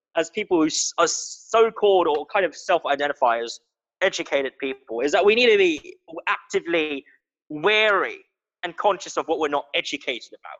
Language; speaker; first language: English; non-native, local second language; Cantonese